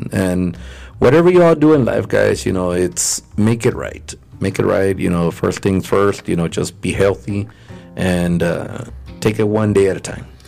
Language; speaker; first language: English; early bilingual, other home language; Spanish